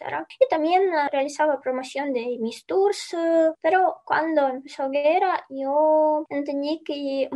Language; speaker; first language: Spanish; non-native, fluent; Ukrainian